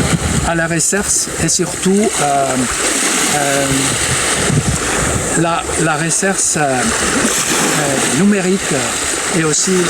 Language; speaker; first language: French; non-native, fluent; Greek